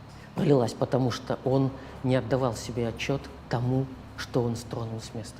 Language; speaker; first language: Russian; native; Russian